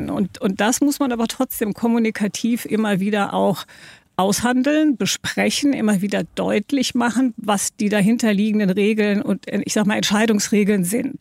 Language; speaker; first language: German; native; German